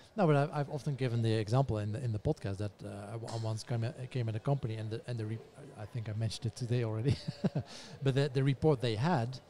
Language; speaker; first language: English; non-native, fluent; Dutch